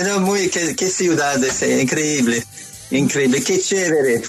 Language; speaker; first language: Spanish; non-native, learner; French